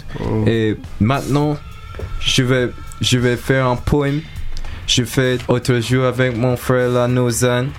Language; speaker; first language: French; non-native, learner; English